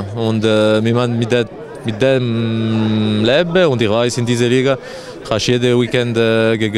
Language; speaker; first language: German; non-native, local second language; French